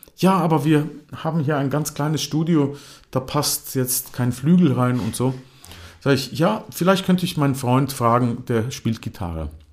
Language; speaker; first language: German; non-native, fluent; Croatian